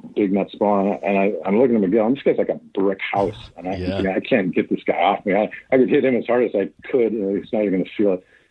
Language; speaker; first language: English; native; English